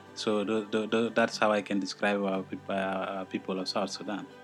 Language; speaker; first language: English; non-native, fluent; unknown